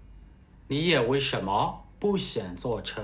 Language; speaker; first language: Chinese; non-native, fluent; Burmese